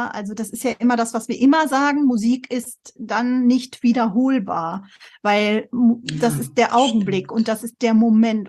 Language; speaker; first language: German; native; German